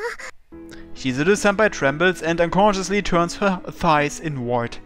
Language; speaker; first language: English; native; English